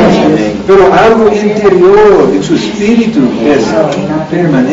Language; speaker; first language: Spanish; non-native, learner; English